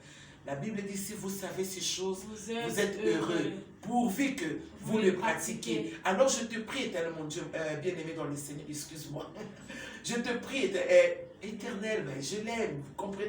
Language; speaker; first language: French; non-native, local second language; Lingala